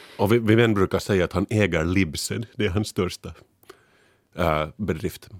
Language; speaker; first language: Swedish; native; Swedish